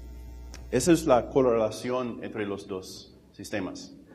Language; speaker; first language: Spanish; non-native, fluent; English